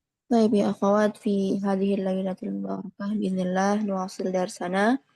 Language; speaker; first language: Arabic; non-native, fluent; Indonesian